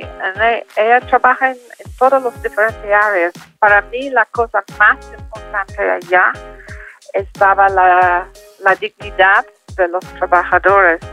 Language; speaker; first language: Spanish; non-native, learner; English